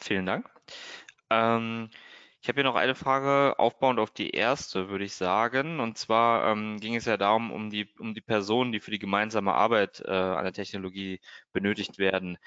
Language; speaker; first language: German; native; German